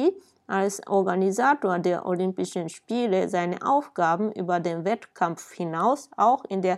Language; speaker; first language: German; non-native, fluent; Japanese